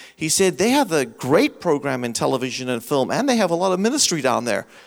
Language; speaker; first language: English; native; English